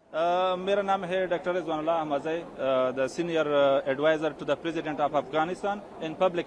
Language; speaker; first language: Hindi; non-native, fluent; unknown